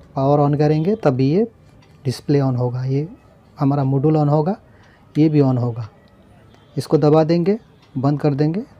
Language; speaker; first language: Hindi; native; Hindi